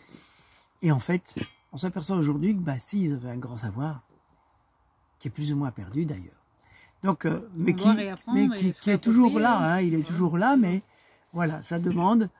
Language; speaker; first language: French; native; French